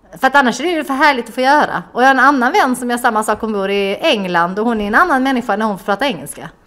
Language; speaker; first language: Swedish; native; Swedish